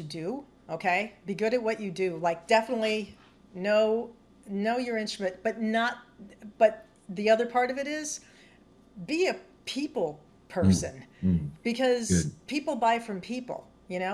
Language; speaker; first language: English; native; English